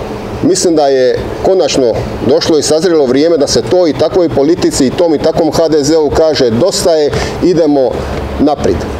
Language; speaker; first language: Serbian; native; Serbian